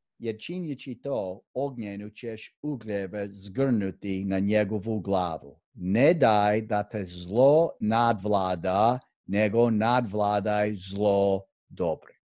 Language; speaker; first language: Croatian; early bilingual, heritage; Croatian